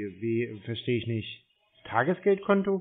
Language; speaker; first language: German; native; German